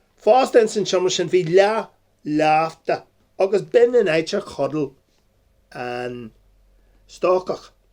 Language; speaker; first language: Irish; non-native, local second language; English